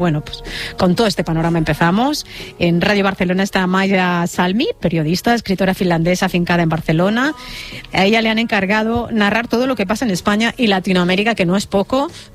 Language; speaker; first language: Spanish; native; Spanish